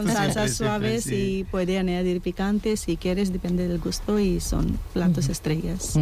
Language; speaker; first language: Spanish; non-native, learner; Punjabi